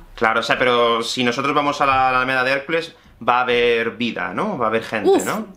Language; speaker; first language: Spanish; native; Spanish